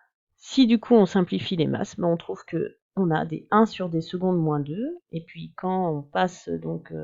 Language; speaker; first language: French; native; French